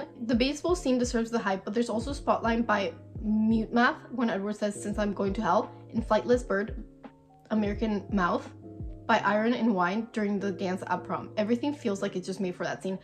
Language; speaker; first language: English; native; English